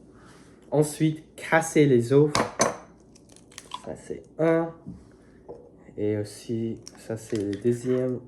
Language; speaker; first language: French; non-native, learner; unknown